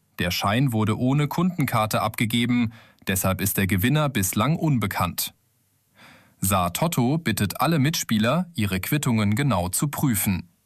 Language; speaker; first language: German; native; German